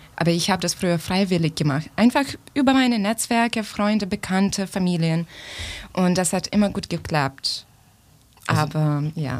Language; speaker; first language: German; non-native, fluent; Ukrainian